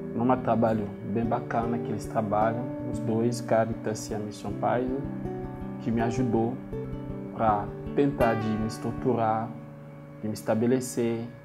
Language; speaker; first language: Portuguese; non-native, learner; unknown